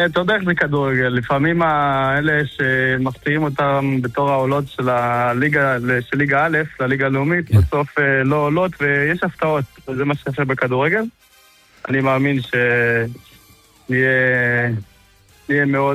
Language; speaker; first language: Hebrew; native; Hebrew